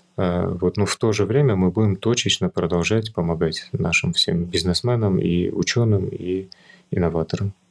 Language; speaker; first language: Russian; early bilingual, other home language; Armenian